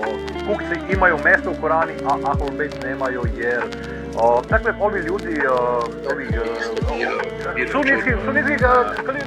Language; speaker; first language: Croatian; native; Croatian